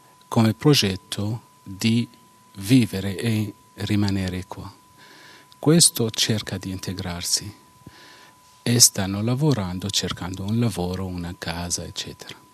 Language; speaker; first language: Italian; non-native, fluent; Arabic